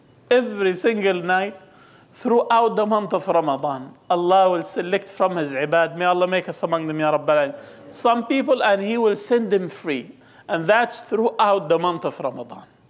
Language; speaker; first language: English; non-native, fluent; Arabic